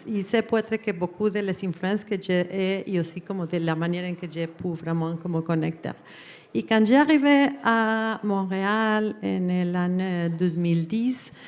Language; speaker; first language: French; non-native, fluent; Spanish